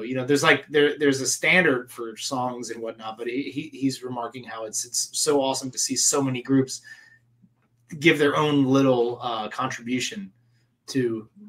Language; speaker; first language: English; native; English